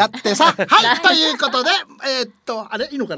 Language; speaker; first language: Japanese; native; Japanese